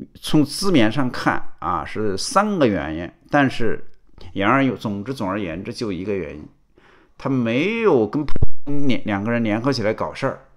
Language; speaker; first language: Chinese; native; Chinese